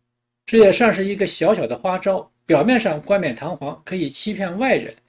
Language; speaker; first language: Chinese; native; Chinese